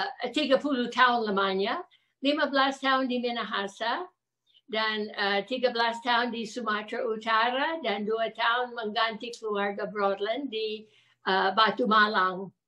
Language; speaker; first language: Indonesian; non-native, fluent; English